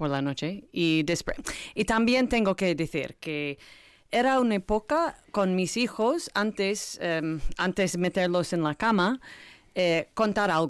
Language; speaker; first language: Spanish; non-native, learner; English